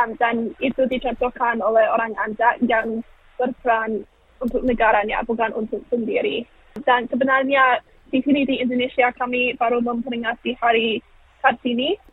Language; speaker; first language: Indonesian; non-native, fluent; English